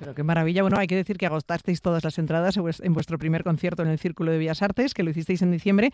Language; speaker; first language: Spanish; native; Spanish